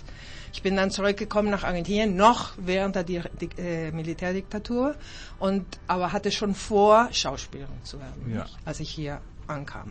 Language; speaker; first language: German; early bilingual, heritage; German